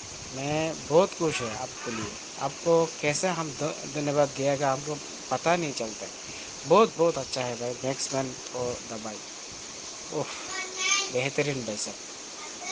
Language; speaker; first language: Hindi; non-native, learner; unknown